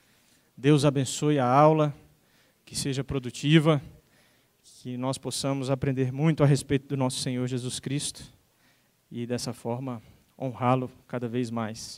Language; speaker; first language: Portuguese; native; Portuguese